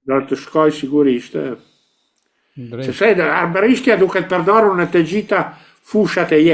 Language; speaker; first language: Albanian; non-native, learner; Italian